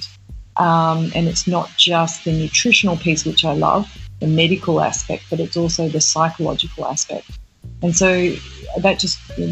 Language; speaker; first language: English; native; English